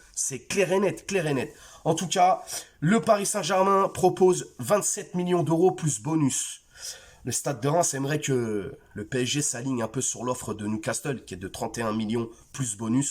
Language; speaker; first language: French; native; French